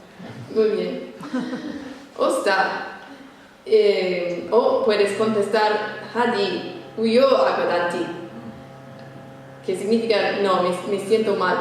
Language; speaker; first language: Spanish; non-native, fluent; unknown